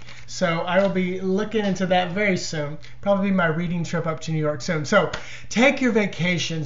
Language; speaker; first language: English; native; English